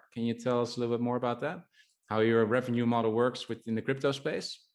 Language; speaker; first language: English; non-native, fluent; Dutch